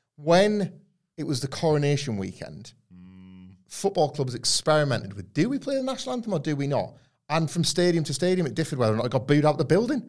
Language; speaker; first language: English; native; English